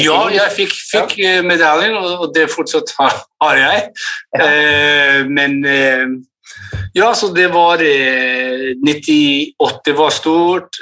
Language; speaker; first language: Norwegian; early bilingual, heritage; English